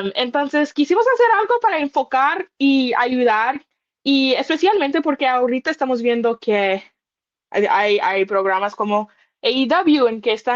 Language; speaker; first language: Spanish; early bilingual, other home language; English